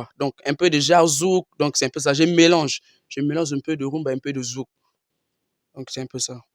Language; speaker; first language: French; non-native, local second language; Lingala